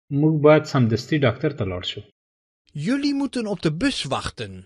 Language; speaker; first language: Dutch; non-native, fluent; Pashto